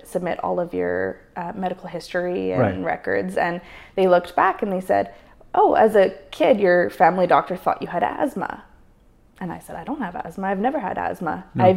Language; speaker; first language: English; native; English